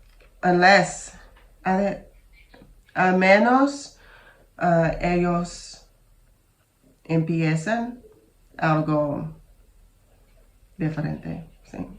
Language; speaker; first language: Spanish; non-native, learner; English